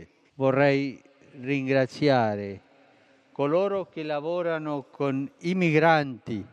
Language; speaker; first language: Italian; non-native, fluent; Spanish